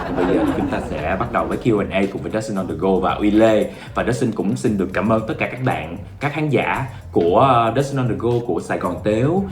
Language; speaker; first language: Vietnamese; non-native, fluent; English